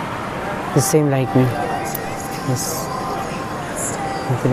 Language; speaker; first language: English; non-native, learner; Filipino